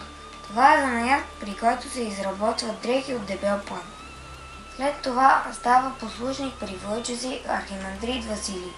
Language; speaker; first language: Bulgarian; native; Bulgarian